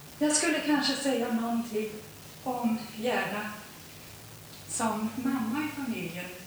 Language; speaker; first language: Swedish; early bilingual, heritage; Swedish